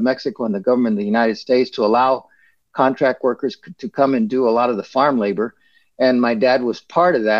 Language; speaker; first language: English; early bilingual, other home language; Spanish